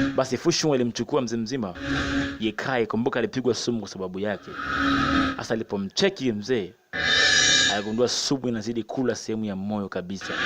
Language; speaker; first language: Swahili; native; Swahili